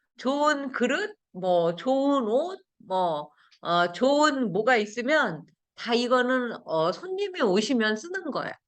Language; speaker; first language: Korean; native; Korean